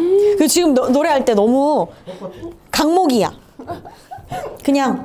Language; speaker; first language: Korean; native; Korean